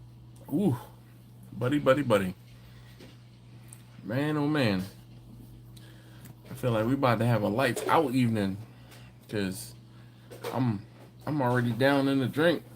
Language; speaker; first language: English; native; English